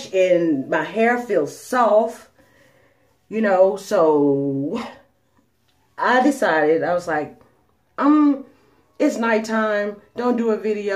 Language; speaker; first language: English; native; English